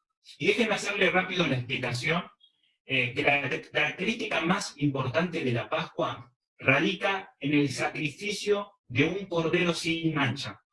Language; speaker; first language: Spanish; early bilingual, other home language; Korean